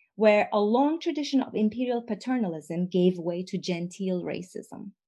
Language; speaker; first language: English; non-native, fluent; Turkish